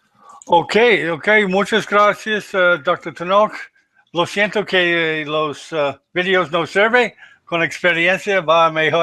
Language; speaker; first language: Spanish; non-native, learner; English